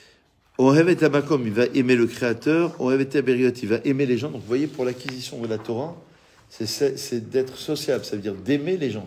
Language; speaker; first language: French; native; French